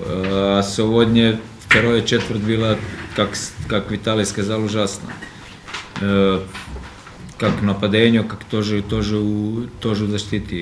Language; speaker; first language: Russian; non-native, learner; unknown